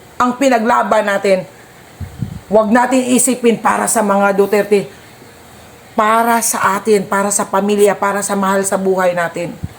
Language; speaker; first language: Filipino; non-native, local second language; Cebuano